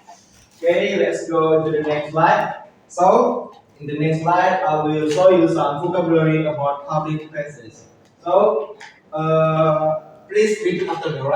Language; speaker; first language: English; non-native, fluent; Indonesian